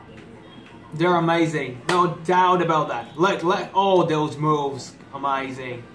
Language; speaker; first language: English; non-native, fluent; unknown